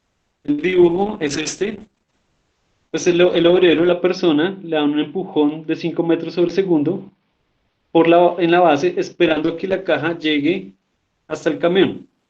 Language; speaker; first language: Spanish; native; Spanish